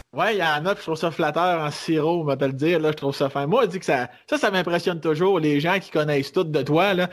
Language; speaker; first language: French; native; French